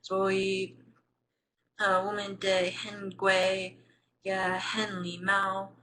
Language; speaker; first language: Chinese; non-native, learner; English